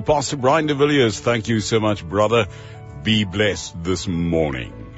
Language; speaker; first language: English; non-native, local second language; Afrikaans